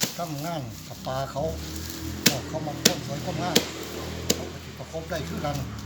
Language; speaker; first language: Thai; native; Thai